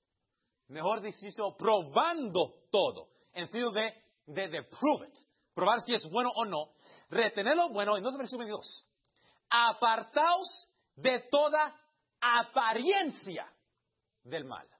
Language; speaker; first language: Spanish; early bilingual, heritage; Spanish